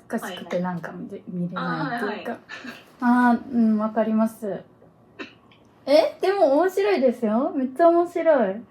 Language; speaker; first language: Japanese; early bilingual, heritage; Korean